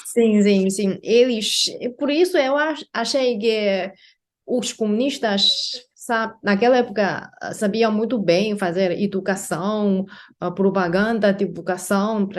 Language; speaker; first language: Portuguese; non-native, fluent; Chinese